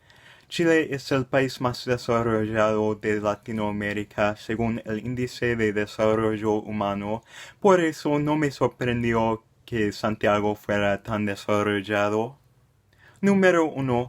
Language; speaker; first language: Spanish; non-native, fluent; English